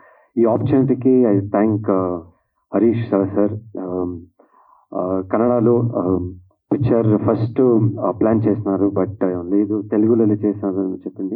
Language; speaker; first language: Telugu; non-native, learner; Kannada